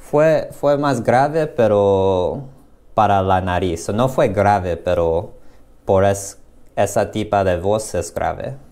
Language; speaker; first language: Spanish; non-native, learner; English